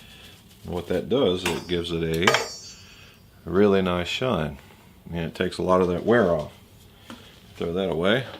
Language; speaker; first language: English; native; English